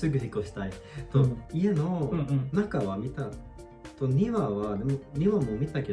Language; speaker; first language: Japanese; non-native, learner; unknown